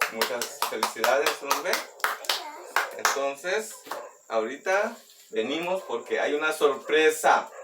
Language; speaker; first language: Spanish; native; Spanish